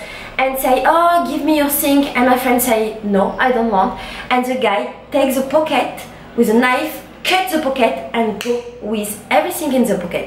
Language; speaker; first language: English; non-native, learner; French